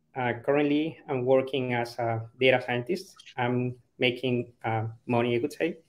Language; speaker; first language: English; non-native, fluent; Spanish